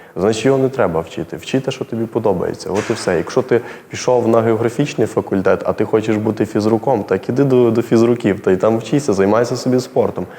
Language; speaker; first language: Ukrainian; native; Ukrainian